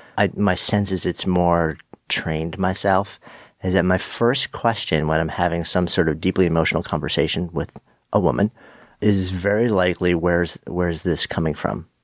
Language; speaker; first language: English; native; English